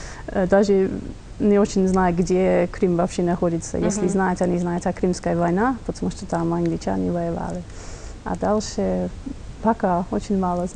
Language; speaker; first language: Russian; non-native, fluent; English